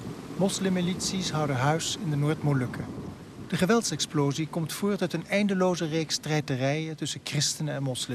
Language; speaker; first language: Dutch; native; Dutch